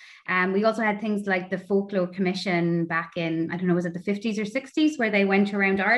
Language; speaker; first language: English; native; English